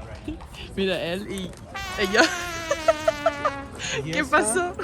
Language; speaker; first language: Spanish; non-native, learner; English